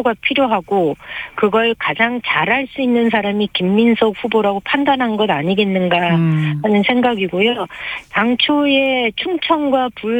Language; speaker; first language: Korean; native; Korean